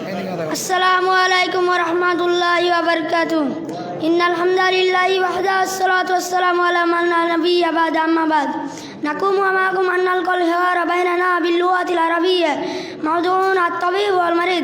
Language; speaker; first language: Arabic; non-native, learner; Bangla